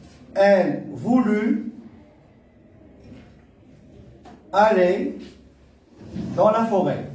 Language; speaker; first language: French; non-native, local second language; Arabic